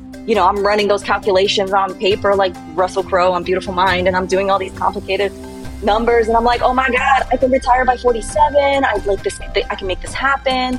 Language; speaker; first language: English; native; English